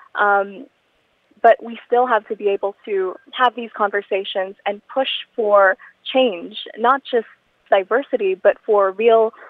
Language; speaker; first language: English; non-native, local second language; Filipino